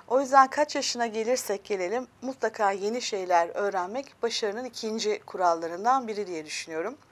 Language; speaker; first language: Turkish; early bilingual, heritage; Turkish